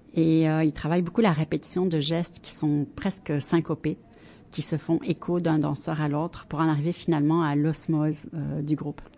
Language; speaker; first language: French; native; French